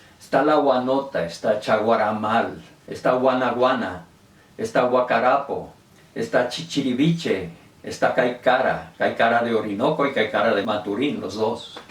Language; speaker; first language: Spanish; non-native, local second language; English